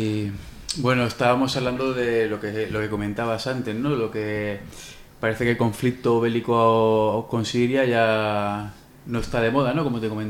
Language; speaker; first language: Spanish; native; Spanish